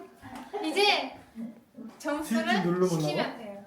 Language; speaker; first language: Korean; non-native, learner; Turkish